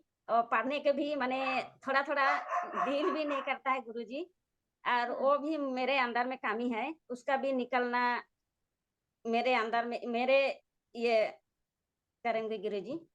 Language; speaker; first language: Hindi; non-native, local second language; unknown